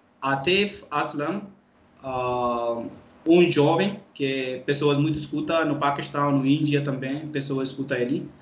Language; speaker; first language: Portuguese; non-native, learner; Urdu